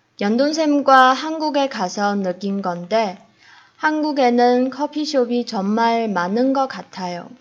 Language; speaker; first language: Korean; non-native, fluent; Chinese